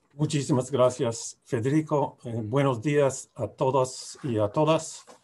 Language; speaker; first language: Spanish; non-native, fluent; English